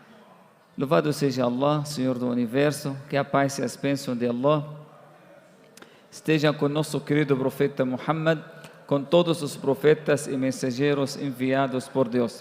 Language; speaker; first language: Portuguese; non-native, fluent; Arabic